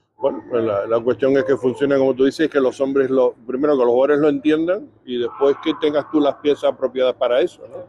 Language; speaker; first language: Spanish; native; Spanish